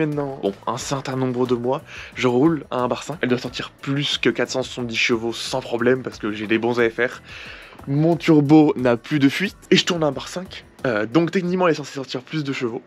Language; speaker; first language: French; native; French